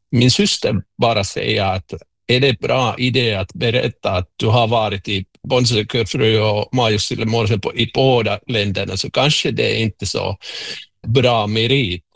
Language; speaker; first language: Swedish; non-native, local second language; Finnish